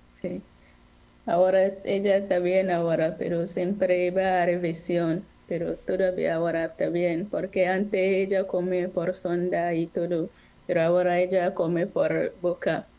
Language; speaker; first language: Spanish; non-native, learner; Akan